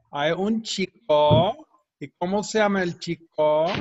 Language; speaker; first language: Spanish; non-native, fluent; English